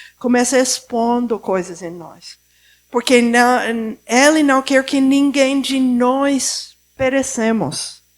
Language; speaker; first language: Portuguese; non-native, fluent; Spanish